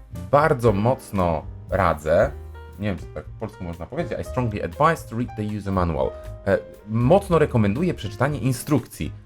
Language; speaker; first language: Polish; native; Polish